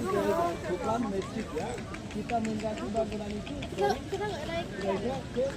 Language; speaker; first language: Indonesian; non-native, fluent; Turkish